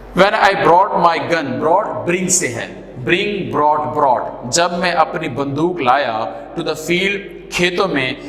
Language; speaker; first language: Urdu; non-native, local second language; Punjabi